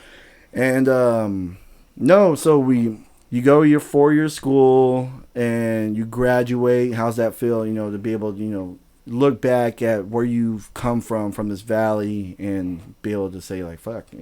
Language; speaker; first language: English; native; English